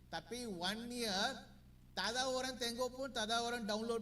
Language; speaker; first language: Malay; non-native, learner; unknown